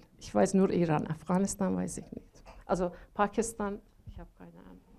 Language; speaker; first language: German; non-native, learner; Persian